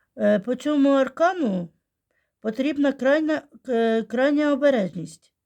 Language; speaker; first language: Ukrainian; non-native, local second language; Russian